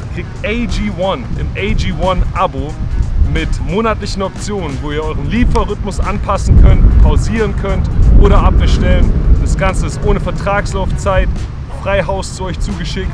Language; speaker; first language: German; native; German